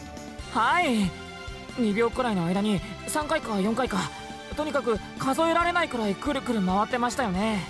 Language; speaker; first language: Japanese; native; Japanese